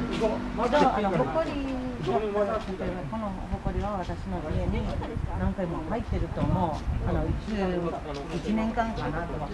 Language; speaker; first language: Japanese; non-native, learner; English